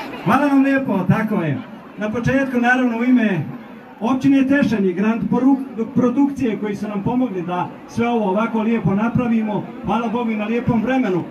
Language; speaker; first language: Bosnian; native; Bosnian